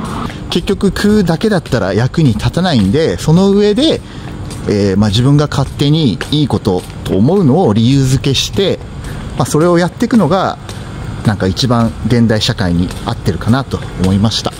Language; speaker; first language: Japanese; native; Japanese